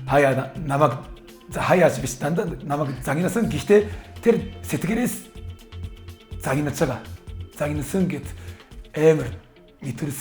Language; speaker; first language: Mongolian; non-native, learner; Korean